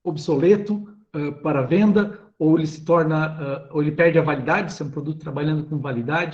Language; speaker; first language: Portuguese; native; Portuguese